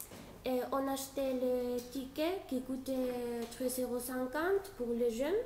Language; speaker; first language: French; non-native, fluent; Spanish